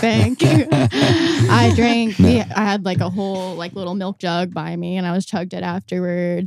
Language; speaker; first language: English; native; English